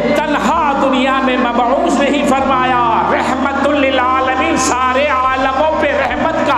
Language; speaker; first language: Urdu; native; Urdu